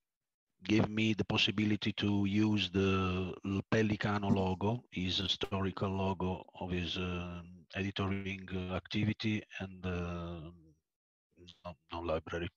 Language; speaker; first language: English; non-native, fluent; Italian